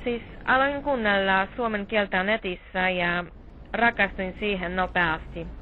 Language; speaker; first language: Finnish; non-native, fluent; Polish